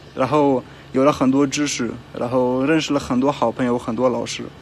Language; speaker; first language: Chinese; non-native, fluent; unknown